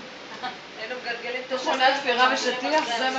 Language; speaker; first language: Hebrew; native; Hebrew